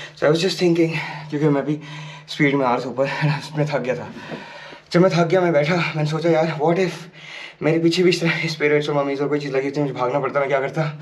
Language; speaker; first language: Urdu; non-native, local second language; Punjabi